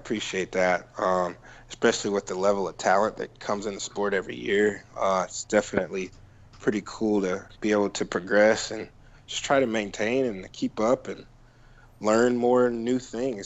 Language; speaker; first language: English; native; English